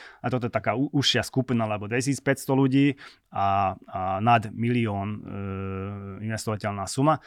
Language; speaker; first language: Slovak; non-native, local second language; Hungarian